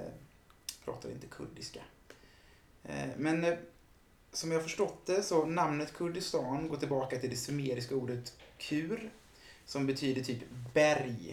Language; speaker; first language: Swedish; native; Swedish